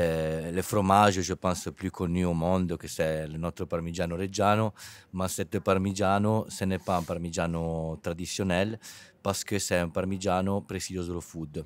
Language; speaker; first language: French; non-native, fluent; Italian